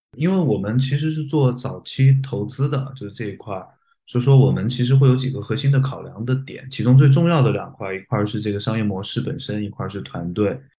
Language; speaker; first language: Chinese; native; Chinese